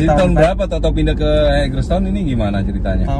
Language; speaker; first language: Indonesian; native; Indonesian